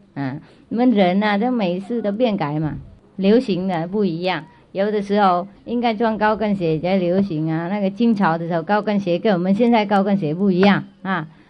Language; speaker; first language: Chinese; non-native, fluent; Vietnamese